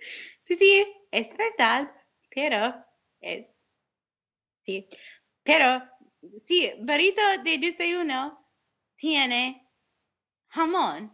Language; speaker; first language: Spanish; non-native, learner; English